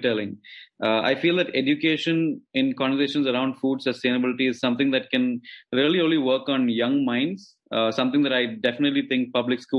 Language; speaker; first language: English; non-native, local second language; Malayalam